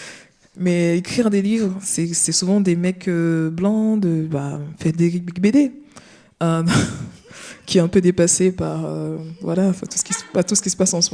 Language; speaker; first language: French; native; French